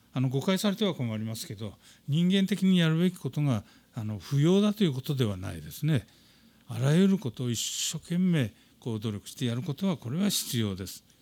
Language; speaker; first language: Japanese; native; Japanese